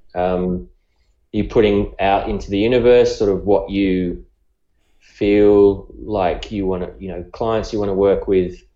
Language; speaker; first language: English; native; English